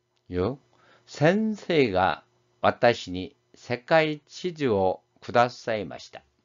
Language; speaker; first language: Japanese; non-native, fluent; Korean